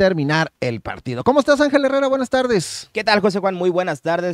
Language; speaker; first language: Spanish; native; Spanish